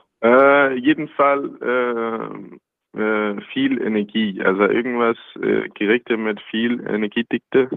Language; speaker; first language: German; non-native, learner; Danish